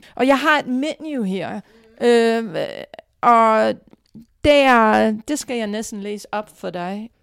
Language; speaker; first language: Danish; non-native, fluent; English